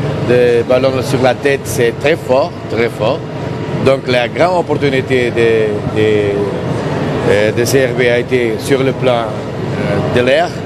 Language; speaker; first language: French; non-native, learner; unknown